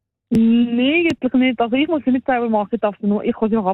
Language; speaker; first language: German; native; German